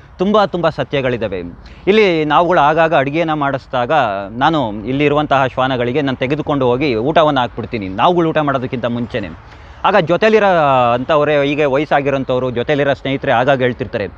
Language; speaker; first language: Kannada; native; Kannada